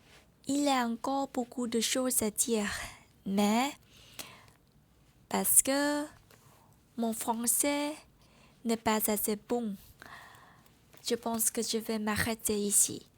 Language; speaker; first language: French; non-native, learner; Vietnamese